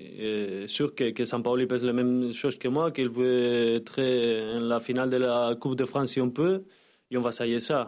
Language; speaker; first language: French; non-native, learner; Spanish